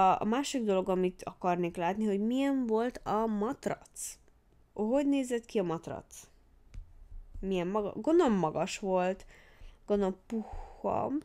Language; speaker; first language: Hungarian; early bilingual, heritage; Hungarian